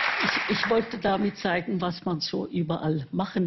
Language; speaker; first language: German; non-native, fluent; Norwegian